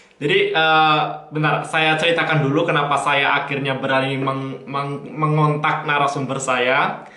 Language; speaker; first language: Indonesian; native; Indonesian